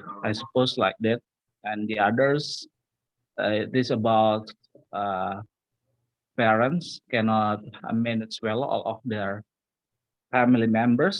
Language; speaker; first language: English; non-native, learner; Indonesian